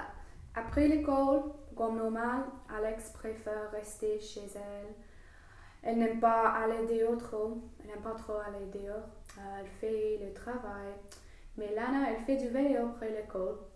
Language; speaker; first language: French; non-native, learner; English